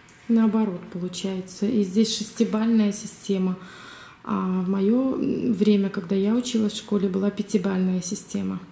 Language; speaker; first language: Russian; native; Russian